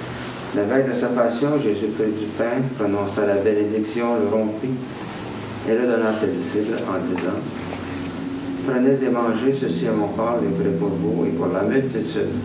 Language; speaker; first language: French; native; French